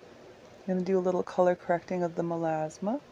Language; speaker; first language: English; native; English